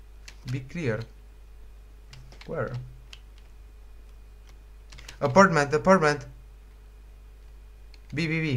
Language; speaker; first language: English; non-native, learner; Romanian